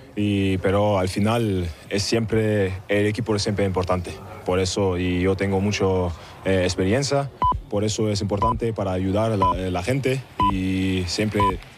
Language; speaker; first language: Spanish; non-native, learner; German